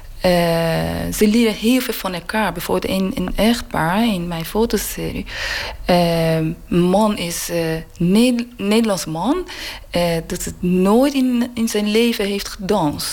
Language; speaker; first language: Dutch; non-native, learner; Persian